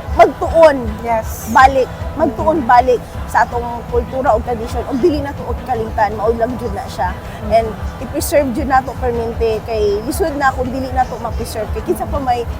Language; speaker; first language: Cebuano; non-native, local second language; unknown